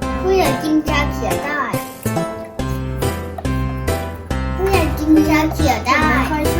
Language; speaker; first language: Thai; native; Thai